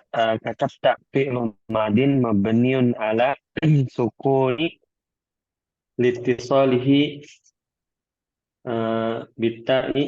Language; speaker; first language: Arabic; non-native, learner; Indonesian